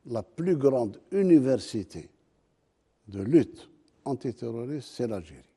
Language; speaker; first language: French; non-native, local second language; Arabic